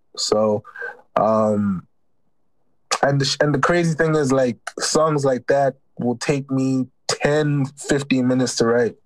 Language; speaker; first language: English; native; English